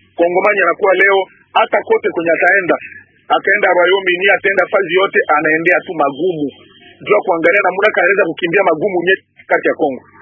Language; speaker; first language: Swahili; native; Swahili